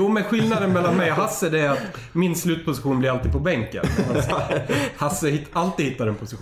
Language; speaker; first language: Swedish; native; Swedish